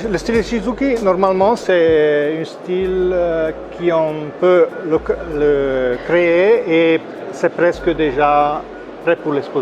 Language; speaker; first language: French; non-native, local second language; Italian